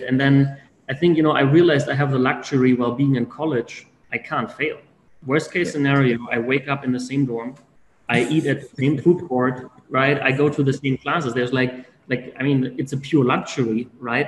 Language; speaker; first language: English; non-native, fluent; German